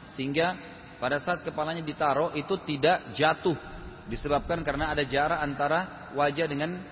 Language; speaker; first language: Indonesian; native; Indonesian